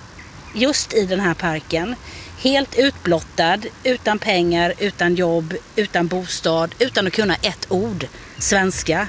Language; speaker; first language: Swedish; native; Swedish